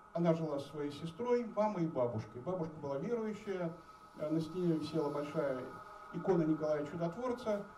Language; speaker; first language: Russian; native; Russian